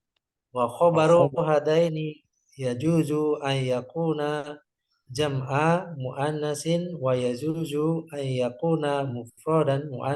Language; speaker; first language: Arabic; non-native, learner; Indonesian